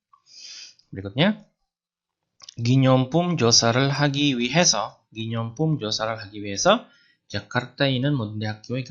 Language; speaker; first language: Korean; non-native, fluent; Indonesian